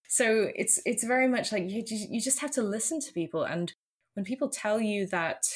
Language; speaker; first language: English; native; English